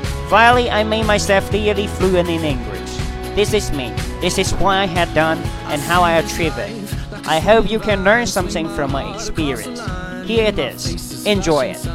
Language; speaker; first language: English; non-native, fluent; Chinese